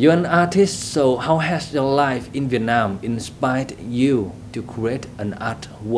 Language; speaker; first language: English; non-native, fluent; Vietnamese